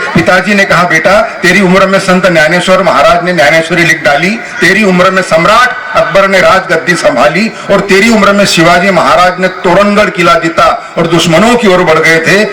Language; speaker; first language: Hindi; non-native, local second language; Telugu